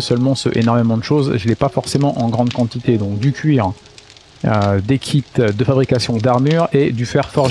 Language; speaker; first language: French; native; French